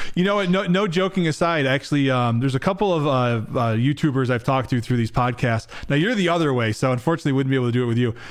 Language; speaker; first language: English; native; English